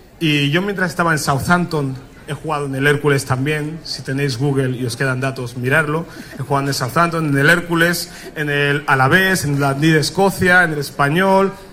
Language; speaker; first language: Spanish; early bilingual, other home language; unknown